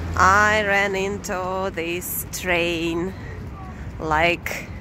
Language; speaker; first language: English; non-native, fluent; Russian